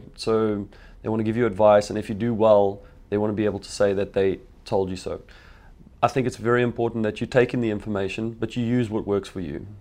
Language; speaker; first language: English; native; English